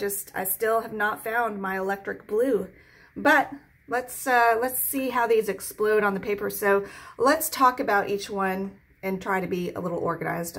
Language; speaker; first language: English; native; English